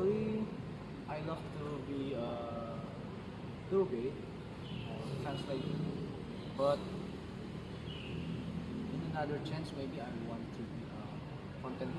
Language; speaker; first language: English; non-native, learner; Indonesian